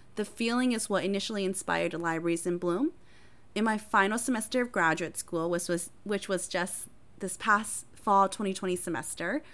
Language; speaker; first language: English; early bilingual, other home language; Hmong